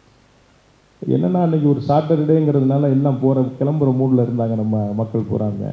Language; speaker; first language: Tamil; native; Tamil